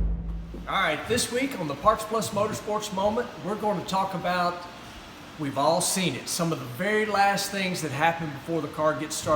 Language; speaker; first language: English; native; English